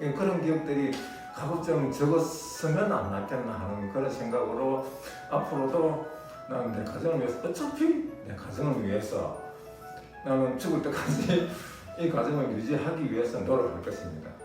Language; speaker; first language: Korean; non-native, fluent; Japanese